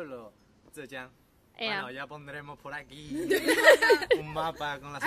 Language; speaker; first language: Spanish; early bilingual, other home language; Chinese